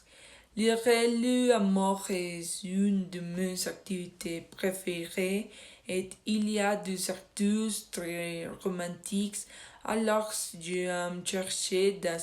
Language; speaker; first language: French; non-native, learner; Spanish